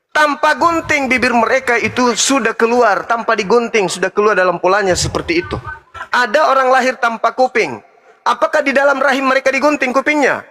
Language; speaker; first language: Indonesian; native; Indonesian